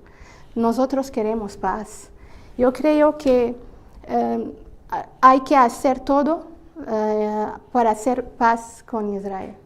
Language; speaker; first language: Spanish; non-native, fluent; Arabic